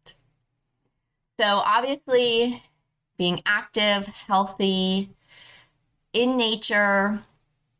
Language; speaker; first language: English; native; English